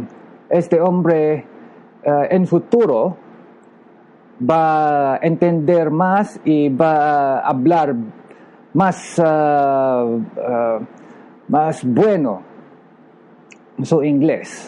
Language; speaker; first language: Spanish; non-native, learner; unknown